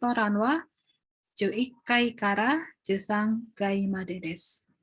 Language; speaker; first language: Japanese; non-native, learner; Indonesian